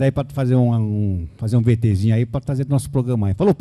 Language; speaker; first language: Portuguese; native; Portuguese